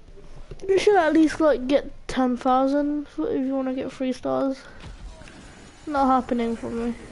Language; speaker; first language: English; native; English